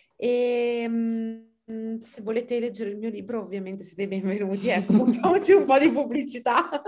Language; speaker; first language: Italian; native; Italian